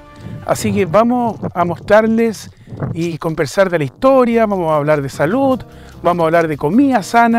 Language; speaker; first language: Spanish; native; Spanish